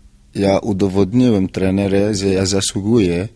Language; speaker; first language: Polish; non-native, learner; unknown